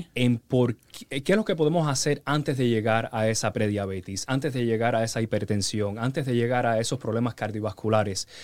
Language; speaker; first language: Spanish; early bilingual, heritage; Spanish